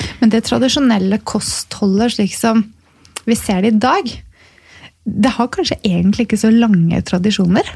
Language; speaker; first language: Norwegian; native; Norwegian